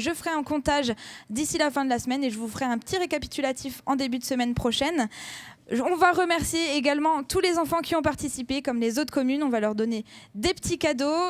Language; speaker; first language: French; native; French